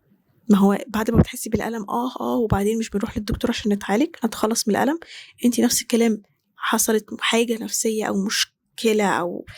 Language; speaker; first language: Arabic; native; Arabic